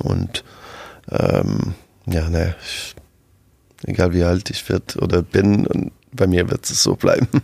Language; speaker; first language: German; non-native, fluent; French